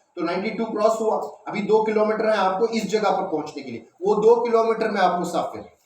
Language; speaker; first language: Urdu; native; Urdu